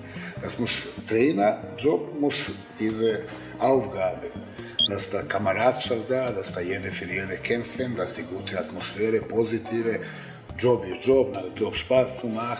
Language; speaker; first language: German; non-native, learner; Serbian